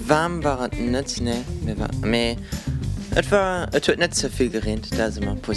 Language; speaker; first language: German; non-native, local second language; Luxembourgish